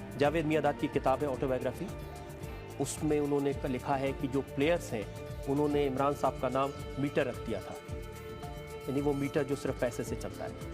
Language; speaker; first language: Hindi; native; Hindi